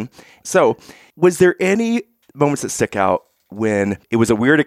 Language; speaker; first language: English; native; English